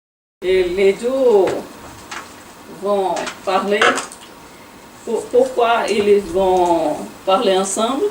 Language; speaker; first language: French; non-native, learner; Portuguese